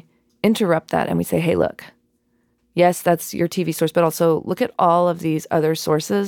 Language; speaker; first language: English; native; English